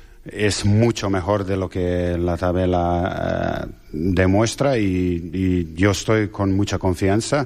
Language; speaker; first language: Spanish; non-native, fluent; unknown